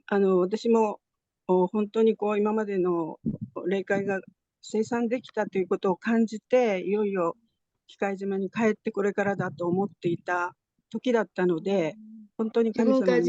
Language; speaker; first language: Japanese; native; Japanese